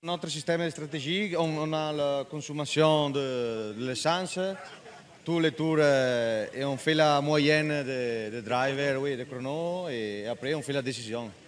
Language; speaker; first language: French; non-native, learner; Italian